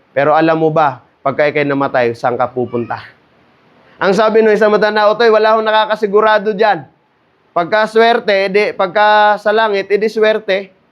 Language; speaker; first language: Filipino; non-native, local second language; Cebuano